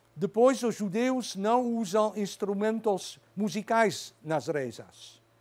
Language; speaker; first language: Portuguese; non-native, fluent; Dutch